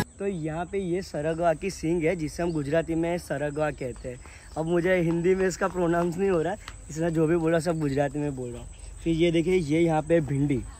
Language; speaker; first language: Hindi; non-native, local second language; Gujarati